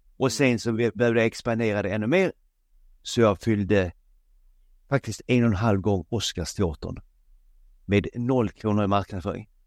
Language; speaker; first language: Swedish; native; Swedish